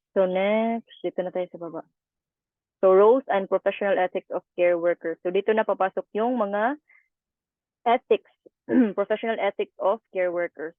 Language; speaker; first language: Filipino; native; Filipino